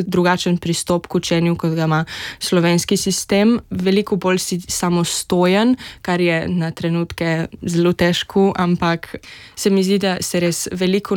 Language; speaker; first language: Slovenian; native; Slovenian